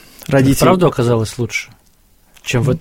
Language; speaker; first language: Russian; native; Russian